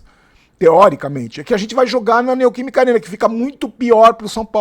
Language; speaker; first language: Portuguese; native; Portuguese